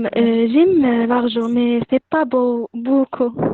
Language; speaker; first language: French; non-native, learner; Arabic